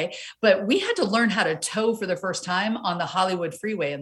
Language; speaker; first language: English; native; English